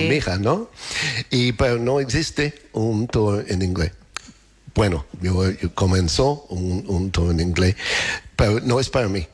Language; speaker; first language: Spanish; non-native, learner; English